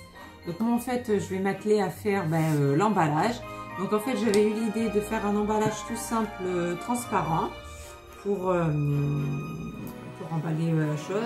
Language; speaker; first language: French; native; French